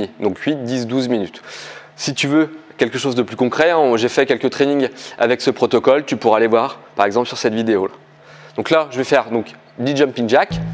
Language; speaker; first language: French; native; French